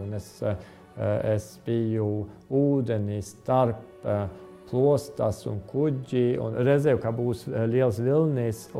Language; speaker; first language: Latvian; non-native, fluent; Estonian